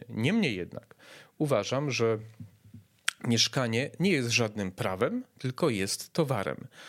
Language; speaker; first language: Polish; native; Polish